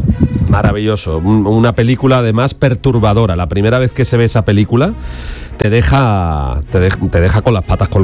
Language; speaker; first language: Spanish; native; Spanish